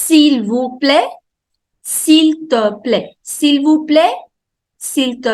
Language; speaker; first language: French; non-native, fluent; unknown